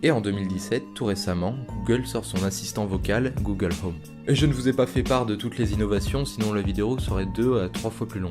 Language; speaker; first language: French; native; French